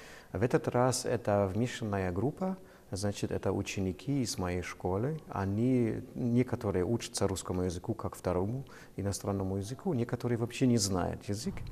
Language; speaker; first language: Russian; non-native, fluent; German